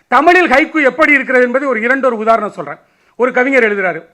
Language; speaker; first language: Tamil; native; Tamil